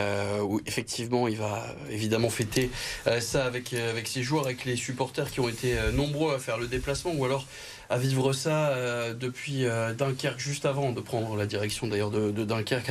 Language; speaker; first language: French; native; French